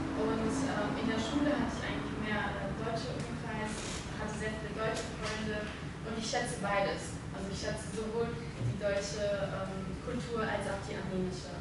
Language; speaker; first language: German; early bilingual, other home language; Armenian